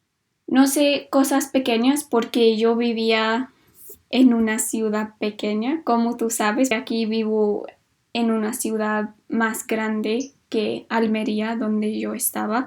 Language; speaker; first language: Spanish; non-native, fluent; English